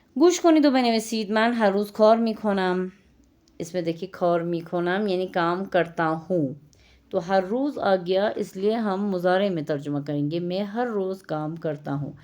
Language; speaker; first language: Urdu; non-native, fluent; Persian